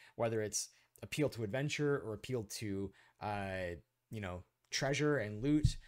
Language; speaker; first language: English; native; English